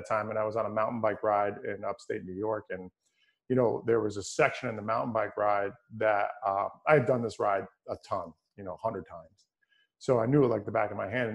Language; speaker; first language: English; native; English